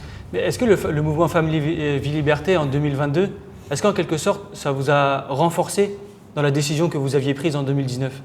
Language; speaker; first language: French; native; French